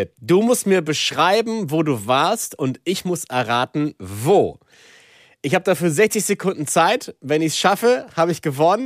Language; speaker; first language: German; native; German